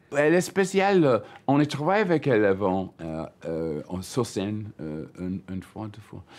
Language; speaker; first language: French; non-native, learner; English